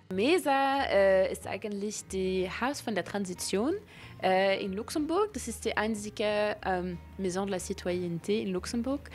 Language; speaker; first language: German; non-native, local second language; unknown